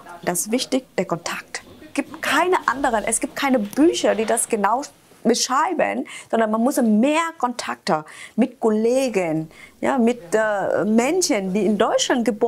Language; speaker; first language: German; non-native, fluent; Vietnamese